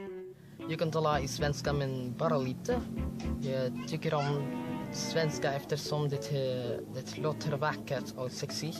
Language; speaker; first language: Swedish; non-native, learner; Filipino